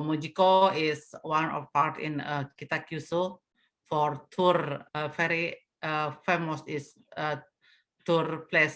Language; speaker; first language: English; non-native, learner; Indonesian